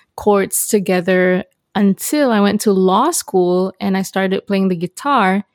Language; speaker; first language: English; non-native, local second language; Malay